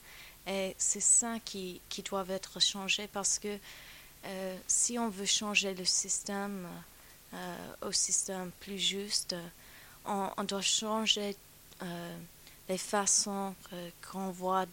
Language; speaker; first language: French; non-native, fluent; English